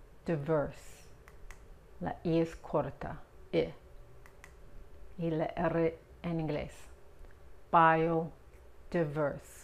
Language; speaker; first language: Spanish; non-native, fluent; English